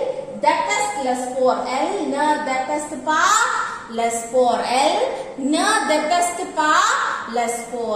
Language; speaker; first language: French; non-native, fluent; Tamil